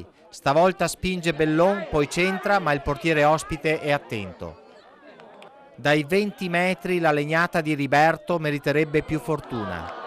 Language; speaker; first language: Italian; native; Italian